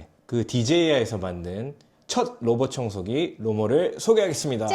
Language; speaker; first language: Korean; native; Korean